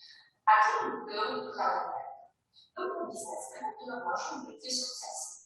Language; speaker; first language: Polish; native; Polish